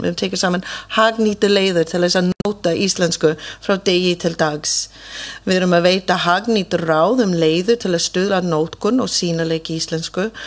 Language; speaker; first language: Icelandic; non-native, fluent; English